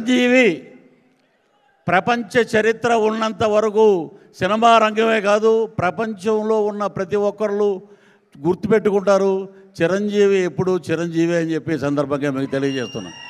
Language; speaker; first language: Telugu; native; Telugu